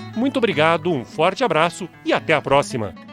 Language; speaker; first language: Portuguese; native; Portuguese